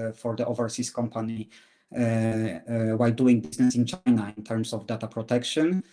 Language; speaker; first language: English; non-native, fluent; Chinese